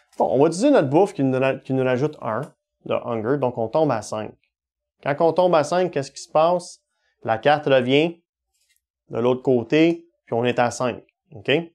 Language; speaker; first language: French; native; French